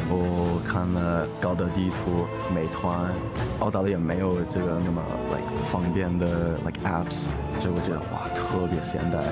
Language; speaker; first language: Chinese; early bilingual, heritage; English